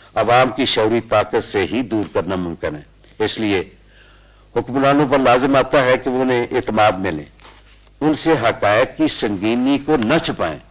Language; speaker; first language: Urdu; non-native, local second language; Punjabi